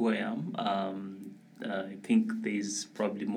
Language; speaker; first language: English; non-native, local second language; Luo (Kenya and Tanzania)